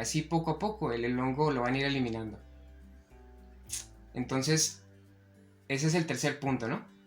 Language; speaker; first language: Spanish; native; Spanish